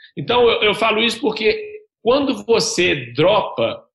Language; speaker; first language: Portuguese; native; Portuguese